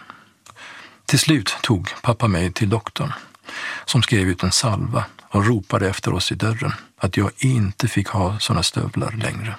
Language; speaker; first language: Swedish; early bilingual, other home language; Persian